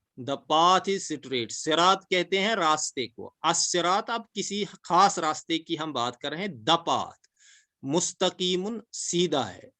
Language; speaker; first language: Urdu; non-native, local second language; Kashmiri